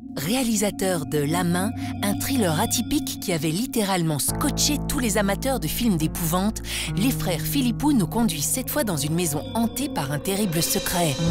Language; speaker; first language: French; native; French